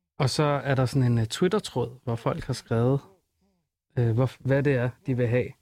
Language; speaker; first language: Danish; native; Danish